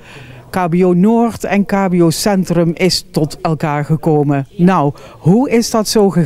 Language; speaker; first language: Dutch; native; Dutch